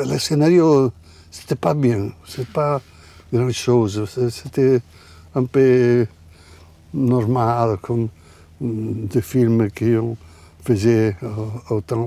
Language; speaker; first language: French; non-native, fluent; Italian